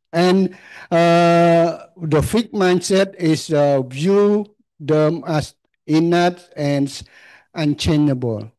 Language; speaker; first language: English; non-native, learner; Khmer